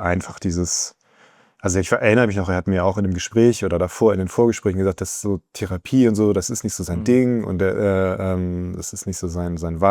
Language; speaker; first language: German; native; German